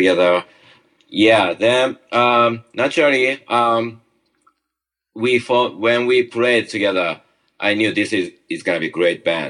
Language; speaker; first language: English; non-native, learner; Japanese